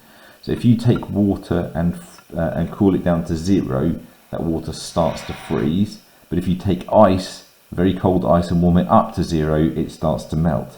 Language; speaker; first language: English; native; English